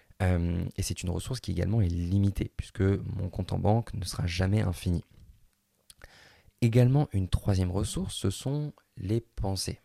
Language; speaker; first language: French; native; French